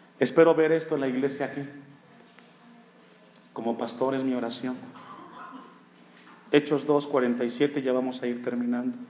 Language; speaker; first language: Spanish; native; Spanish